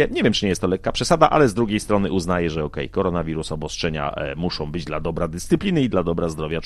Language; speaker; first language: Polish; native; Polish